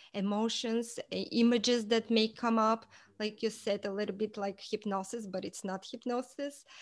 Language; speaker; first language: English; non-native, fluent; Portuguese